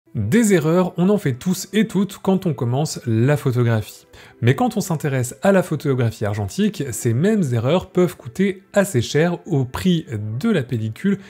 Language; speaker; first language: French; native; French